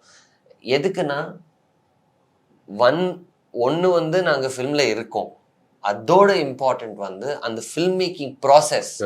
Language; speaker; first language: Tamil; non-native, fluent; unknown